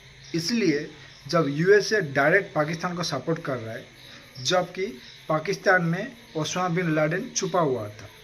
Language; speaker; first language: Hindi; non-native, local second language; Odia